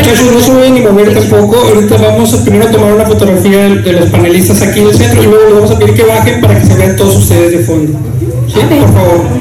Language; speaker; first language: Spanish; native; Spanish